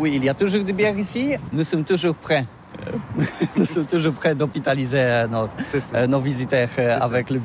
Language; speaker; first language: French; non-native, learner; Polish